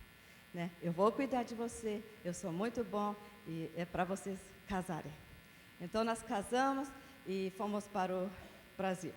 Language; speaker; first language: Portuguese; non-native, fluent; English